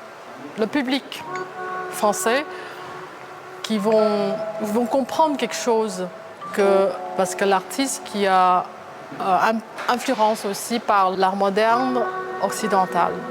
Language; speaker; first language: French; non-native, fluent; Chinese